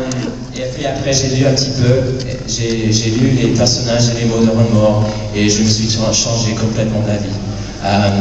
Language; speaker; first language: French; non-native, fluent; English